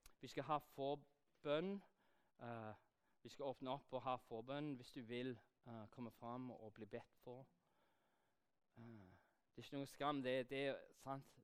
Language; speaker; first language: Norwegian; non-native, fluent; English